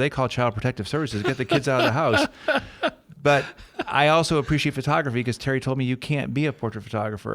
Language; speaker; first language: English; native; English